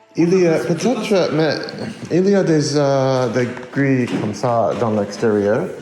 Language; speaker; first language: French; non-native, learner; English